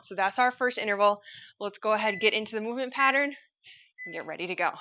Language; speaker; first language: English; native; English